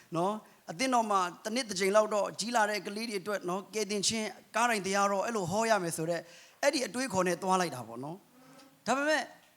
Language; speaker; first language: Burmese; non-native, local second language; Kachin